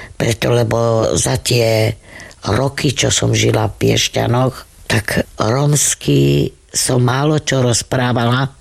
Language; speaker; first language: Slovak; non-native, local second language; Romany